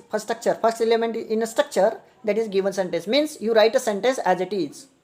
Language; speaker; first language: English; non-native, local second language; Marathi